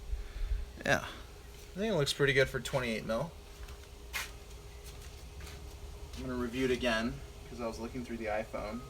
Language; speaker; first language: English; native; English